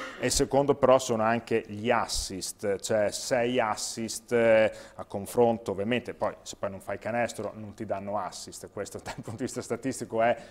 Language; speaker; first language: Italian; native; Italian